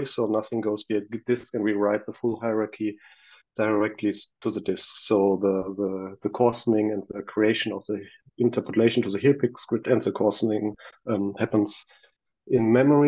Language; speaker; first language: English; non-native, fluent; German